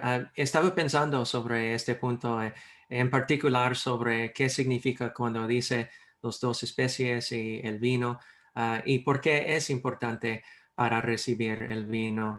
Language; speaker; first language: Spanish; non-native, fluent; English